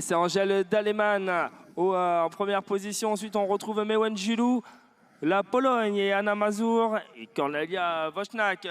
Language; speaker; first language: French; native; French